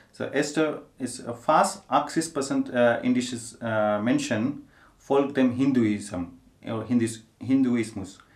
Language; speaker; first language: German; non-native, learner; Gujarati